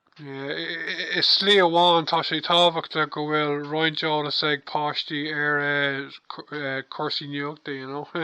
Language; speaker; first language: Irish; non-native, local second language; English